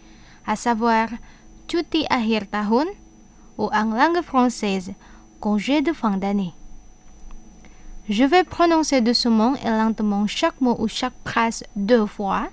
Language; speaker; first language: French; non-native, fluent; Indonesian